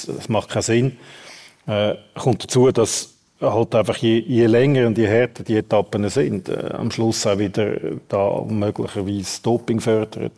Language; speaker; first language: German; native; German